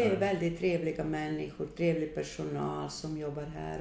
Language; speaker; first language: Swedish; non-native, fluent; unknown